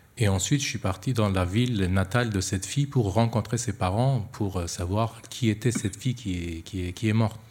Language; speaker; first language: French; non-native, fluent; Persian